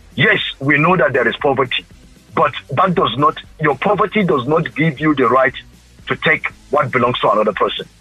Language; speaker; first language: English; non-native, local second language; Hausa